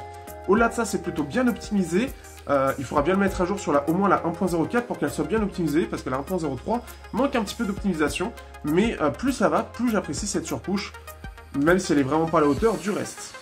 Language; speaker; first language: French; native; French